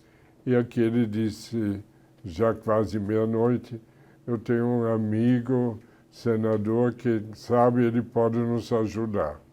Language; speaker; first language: Portuguese; non-native, fluent; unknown